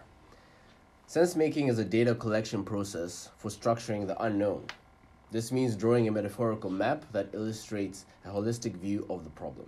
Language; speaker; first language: English; non-native, local second language; Nyanja